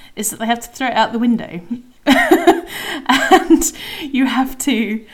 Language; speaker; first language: English; native; English